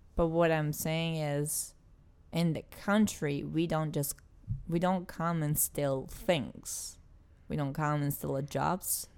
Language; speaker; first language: English; non-native, fluent; Italian